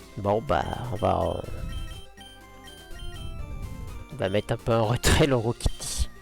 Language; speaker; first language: French; native; French